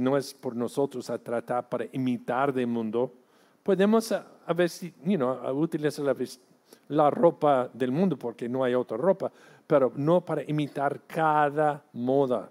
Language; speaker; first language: Spanish; non-native, fluent; English